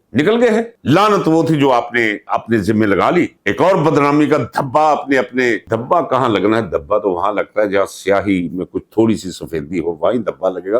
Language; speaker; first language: Urdu; non-native, local second language; Punjabi